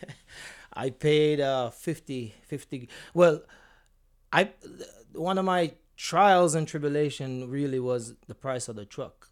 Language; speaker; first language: English; non-native, local second language; Jamaican Creole English